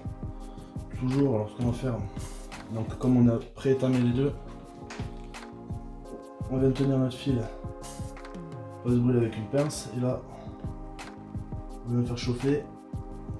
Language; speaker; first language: French; native; French